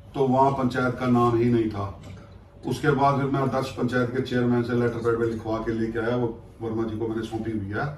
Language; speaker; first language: Hindi; non-native, local second language; Punjabi